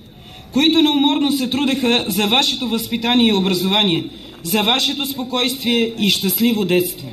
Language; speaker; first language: Bulgarian; native; Bulgarian